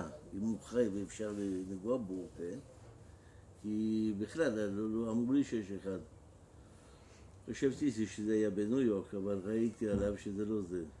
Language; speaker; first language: Hebrew; non-native, fluent; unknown